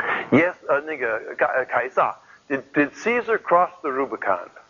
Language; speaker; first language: English; native; English